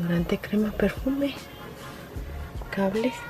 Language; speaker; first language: Spanish; native; Spanish